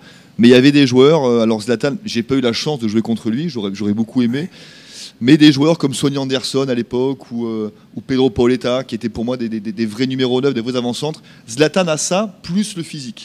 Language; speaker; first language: French; native; French